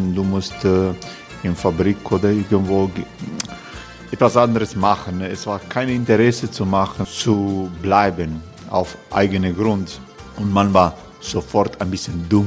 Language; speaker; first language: German; non-native, learner; Croatian